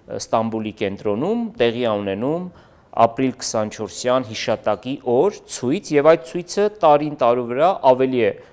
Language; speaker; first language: Armenian; native; Armenian